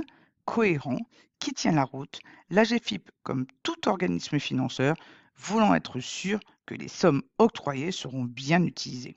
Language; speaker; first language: French; native; French